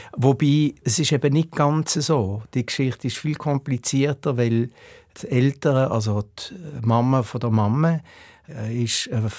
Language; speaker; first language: German; native; German